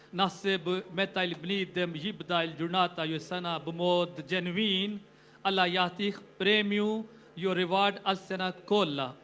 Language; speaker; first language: Maltese; non-native, fluent; Urdu